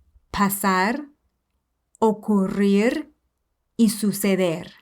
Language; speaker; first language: Spanish; non-native, fluent; English